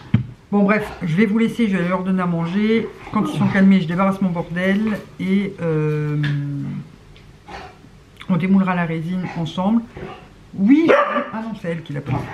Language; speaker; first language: French; native; French